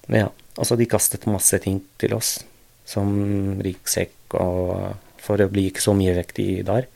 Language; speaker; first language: Norwegian; non-native, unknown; Arabic